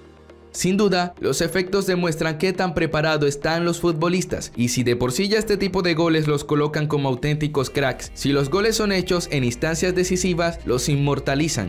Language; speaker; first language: Spanish; native; Spanish